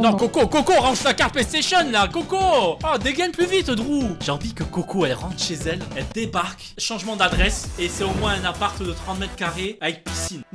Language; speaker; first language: French; native; French